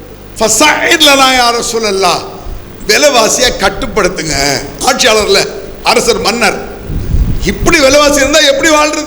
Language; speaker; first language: Tamil; native; Tamil